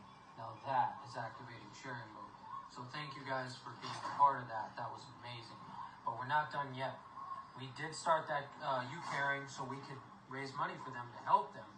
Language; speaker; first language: English; native; English